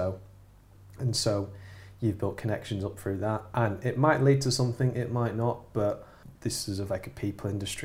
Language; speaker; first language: English; native; English